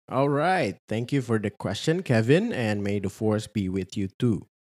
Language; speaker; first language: English; non-native, fluent; Indonesian